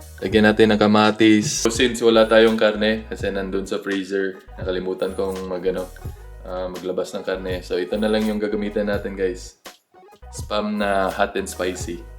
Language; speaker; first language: Filipino; native; Filipino